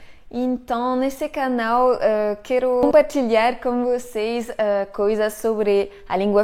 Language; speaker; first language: Portuguese; non-native, fluent; French